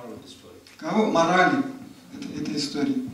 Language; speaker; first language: Russian; native; Russian